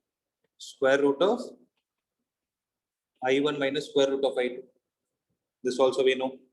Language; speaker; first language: English; non-native, local second language; Tamil